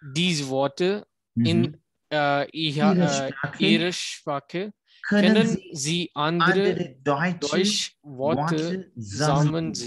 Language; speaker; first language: German; non-native, learner; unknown